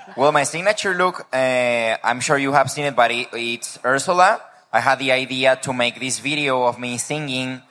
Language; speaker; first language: English; non-native, fluent; Spanish